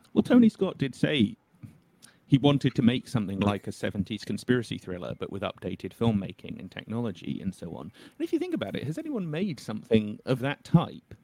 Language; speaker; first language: English; native; English